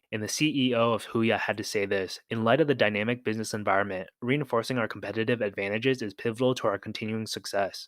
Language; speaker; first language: English; native; English